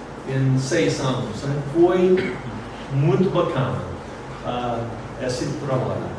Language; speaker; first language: Portuguese; non-native, fluent; English